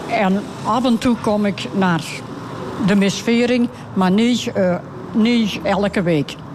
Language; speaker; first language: Dutch; native; Dutch